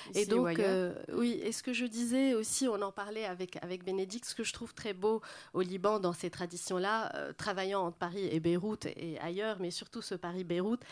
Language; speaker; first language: French; non-native, local second language; Arabic